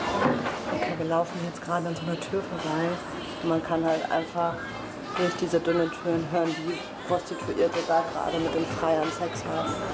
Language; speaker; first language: German; native; German